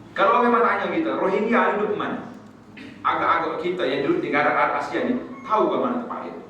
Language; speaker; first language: Malay; native; Malay